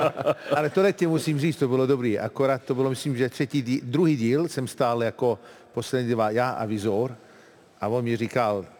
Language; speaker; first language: Czech; non-native, fluent; Italian